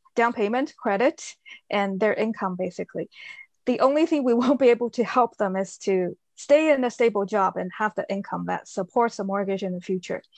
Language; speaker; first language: English; early bilingual, other home language; Chinese